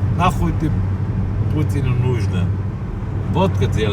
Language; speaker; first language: Russian; non-native, learner; Armenian